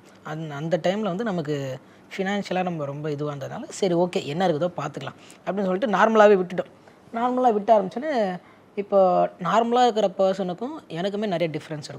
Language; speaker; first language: Tamil; native; Tamil